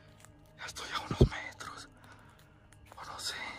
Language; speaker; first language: Spanish; native; Spanish